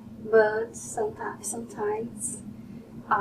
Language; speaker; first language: English; non-native, learner; Portuguese